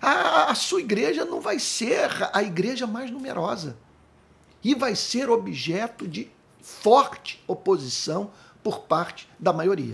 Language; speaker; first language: Portuguese; native; Portuguese